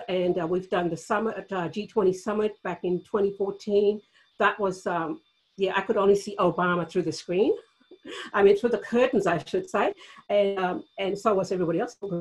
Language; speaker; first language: English; native; English